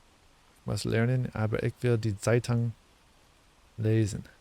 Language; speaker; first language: German; non-native, learner; English